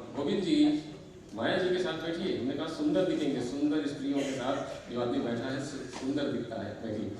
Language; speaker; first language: Hindi; native; Hindi